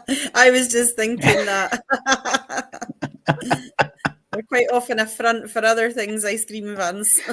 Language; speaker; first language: English; native; English